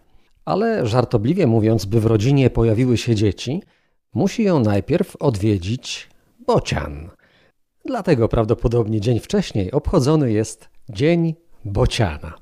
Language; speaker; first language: Polish; native; Polish